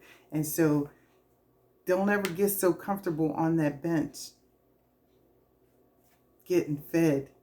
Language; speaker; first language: English; native; English